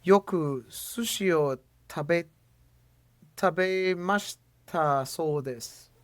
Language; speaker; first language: Japanese; non-native, learner; English